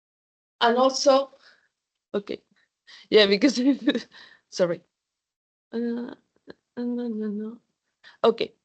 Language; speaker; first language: English; non-native, fluent; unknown